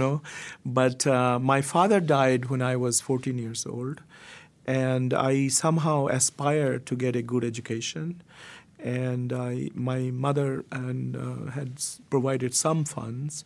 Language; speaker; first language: English; non-native, local second language; Bangla